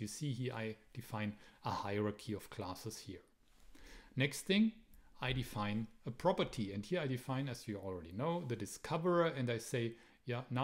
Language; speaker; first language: English; non-native, fluent; German